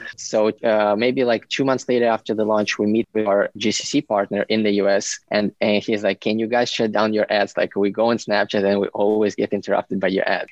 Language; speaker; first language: English; non-native, fluent; Ukrainian